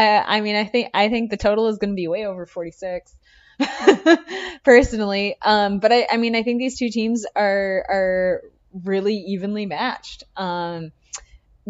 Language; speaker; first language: English; native; English